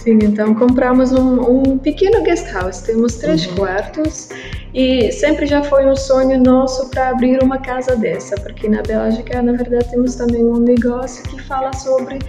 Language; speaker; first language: Portuguese; non-native, learner; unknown